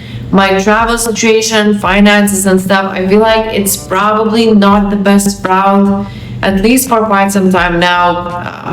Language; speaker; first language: English; non-native, fluent; Lithuanian